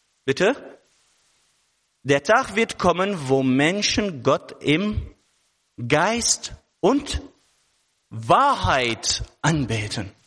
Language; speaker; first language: German; non-native, fluent; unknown